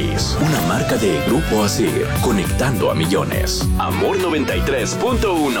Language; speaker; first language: Spanish; native; Spanish